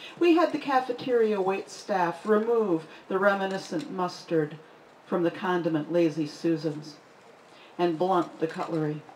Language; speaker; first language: English; native; English